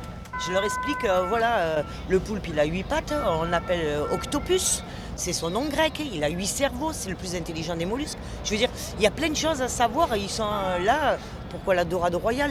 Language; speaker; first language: French; native; French